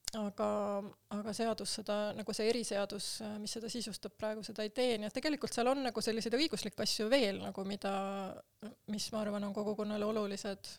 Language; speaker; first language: Estonian; native; Estonian